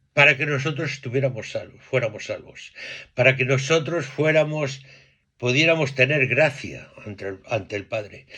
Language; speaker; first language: Spanish; native; Spanish